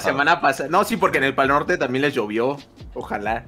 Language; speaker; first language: Spanish; native; Spanish